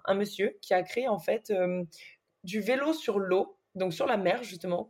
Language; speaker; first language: French; native; French